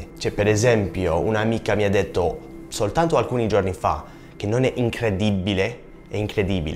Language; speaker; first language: Italian; non-native, fluent; English